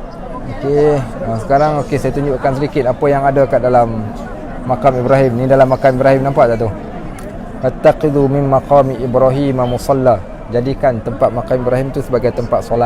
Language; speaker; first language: Malay; native; Malay